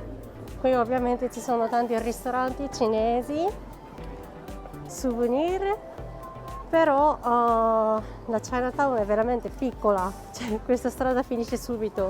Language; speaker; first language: Italian; non-native, fluent; Japanese